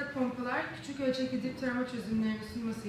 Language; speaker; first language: Turkish; native; Turkish